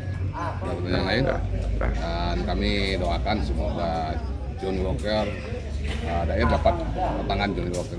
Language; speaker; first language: Indonesian; native; Indonesian